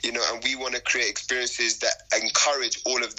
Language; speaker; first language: English; native; English